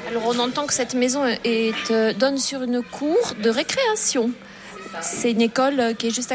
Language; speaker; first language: French; native; French